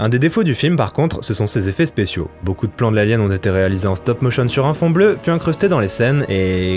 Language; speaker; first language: French; native; French